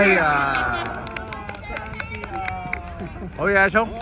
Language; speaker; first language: Chinese; native; Chinese